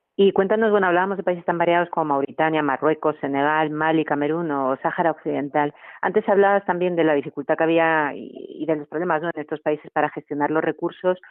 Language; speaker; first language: Spanish; native; Spanish